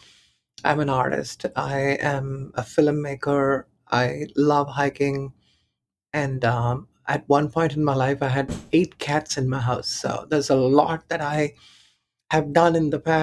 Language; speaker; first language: English; non-native, local second language; Tamil